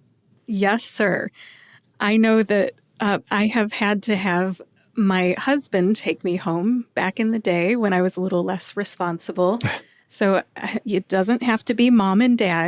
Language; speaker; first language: English; native; English